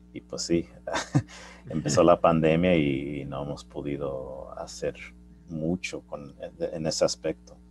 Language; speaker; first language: Spanish; early bilingual, heritage; Spanish